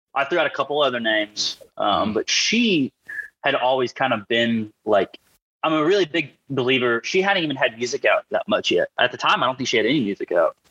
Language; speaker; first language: English; native; English